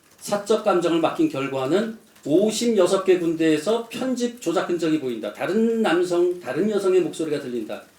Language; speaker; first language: Korean; native; Korean